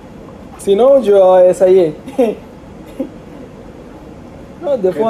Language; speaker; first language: French; non-native, learner; Bangla